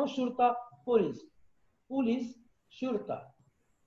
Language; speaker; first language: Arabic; non-native, fluent; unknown